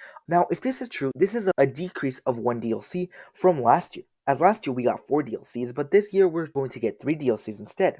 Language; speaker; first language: English; native; English